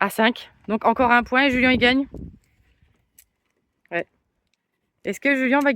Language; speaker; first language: French; native; French